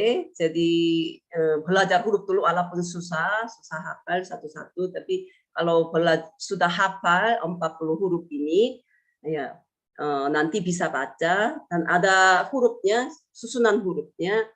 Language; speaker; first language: Indonesian; non-native, fluent; Korean